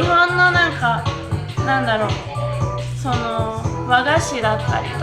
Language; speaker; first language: Japanese; native; Japanese